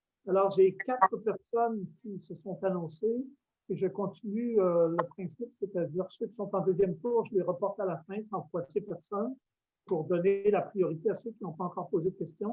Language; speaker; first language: French; native; French